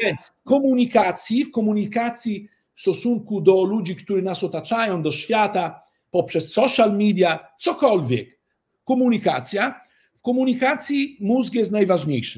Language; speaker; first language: Polish; early bilingual, heritage; Italian